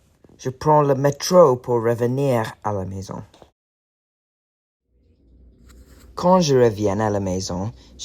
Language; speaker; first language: French; non-native, learner; English